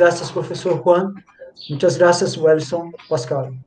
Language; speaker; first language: Spanish; non-native, learner; Portuguese